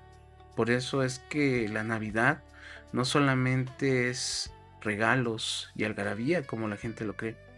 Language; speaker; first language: Spanish; native; Spanish